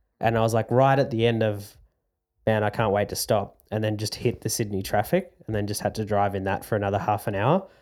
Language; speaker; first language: English; native; English